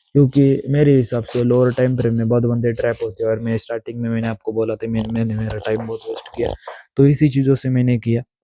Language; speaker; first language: Hindi; non-native, local second language; Marathi